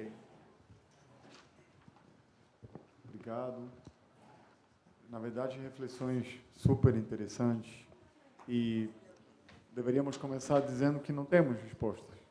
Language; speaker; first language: Portuguese; non-native, fluent; Spanish